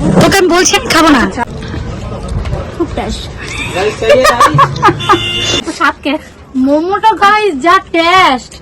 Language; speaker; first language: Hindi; non-native, learner; Bangla